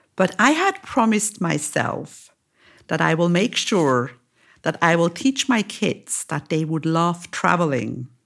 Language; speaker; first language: English; non-native, fluent; German